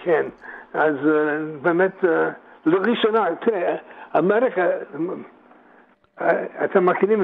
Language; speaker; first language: Hebrew; non-native, fluent; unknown